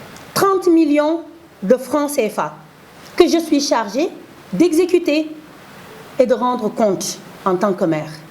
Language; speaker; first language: French; non-native, local second language; Wolof